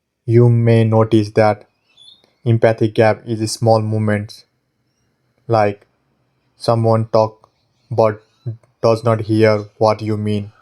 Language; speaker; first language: English; non-native, fluent; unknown